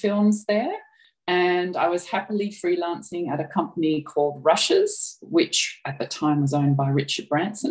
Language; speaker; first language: English; native; English